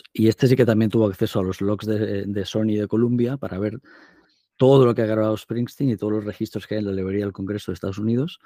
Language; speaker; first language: Spanish; native; Spanish